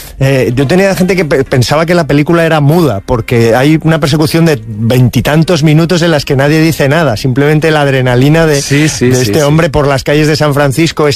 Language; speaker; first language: Spanish; native; Spanish